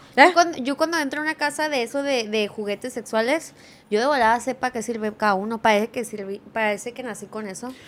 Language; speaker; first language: Spanish; early bilingual, heritage; Spanish